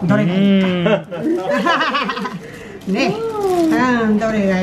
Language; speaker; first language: Japanese; native; Japanese